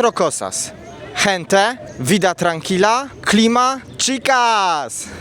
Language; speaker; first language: Spanish; non-native, learner; Polish